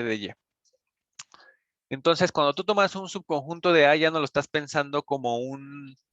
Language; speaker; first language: Spanish; native; Spanish